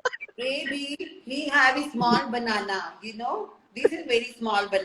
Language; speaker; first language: English; non-native, learner; Hindi